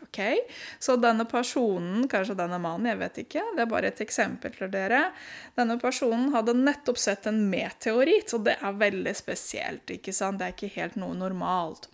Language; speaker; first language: Norwegian; non-native, fluent; Romanian